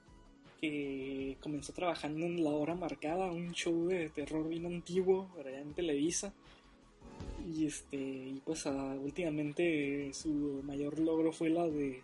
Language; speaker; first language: Spanish; native; Spanish